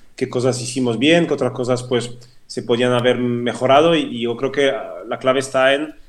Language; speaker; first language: Spanish; non-native, fluent; French